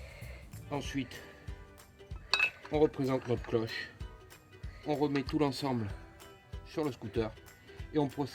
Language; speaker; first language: French; native; French